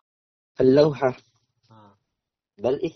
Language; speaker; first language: Arabic; non-native, learner; Indonesian